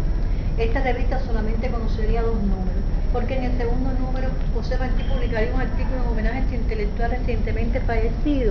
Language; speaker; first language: Spanish; native; Spanish